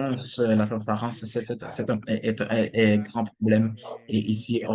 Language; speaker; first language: French; non-native, fluent; Portuguese